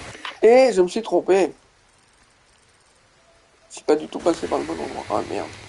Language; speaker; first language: French; native; French